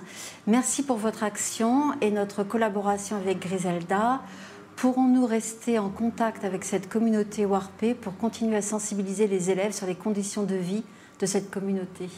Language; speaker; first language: French; native; French